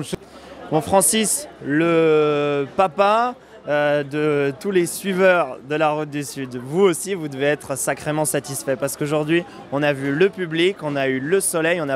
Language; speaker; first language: French; native; French